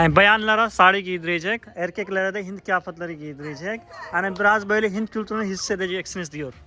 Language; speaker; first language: Turkish; non-native, fluent; Hindi